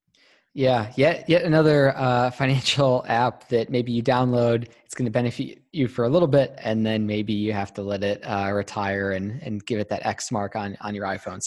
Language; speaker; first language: English; native; English